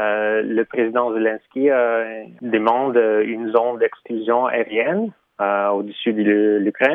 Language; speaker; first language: French; early bilingual, heritage; Ukrainian